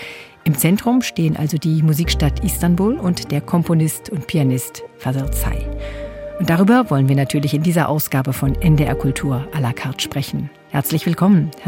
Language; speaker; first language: German; native; German